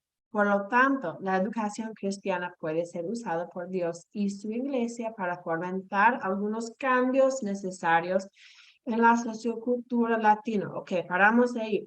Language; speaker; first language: Spanish; non-native, fluent; English